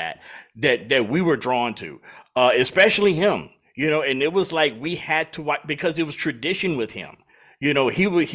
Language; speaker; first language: English; native; English